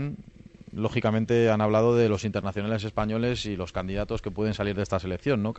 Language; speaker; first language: Spanish; native; Spanish